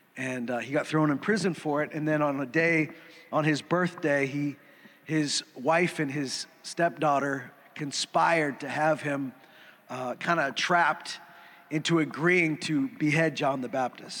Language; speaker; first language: English; native; English